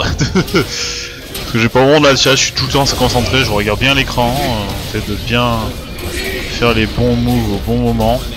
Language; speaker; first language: French; native; French